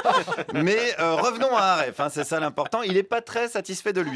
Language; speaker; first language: French; native; French